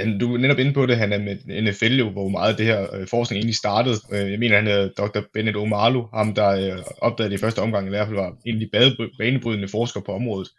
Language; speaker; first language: Danish; native; Danish